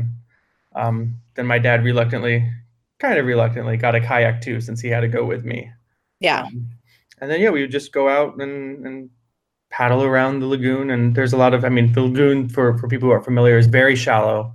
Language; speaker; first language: English; native; English